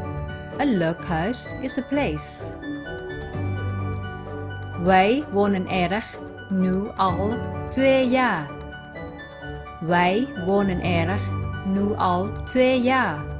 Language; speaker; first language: Dutch; non-native, fluent; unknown